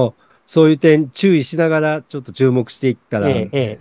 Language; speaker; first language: Japanese; native; Japanese